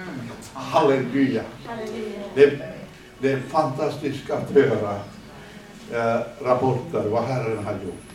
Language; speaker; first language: Swedish; non-native, fluent; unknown